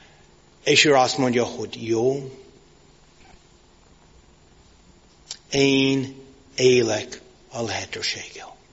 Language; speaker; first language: Hungarian; non-native, fluent; English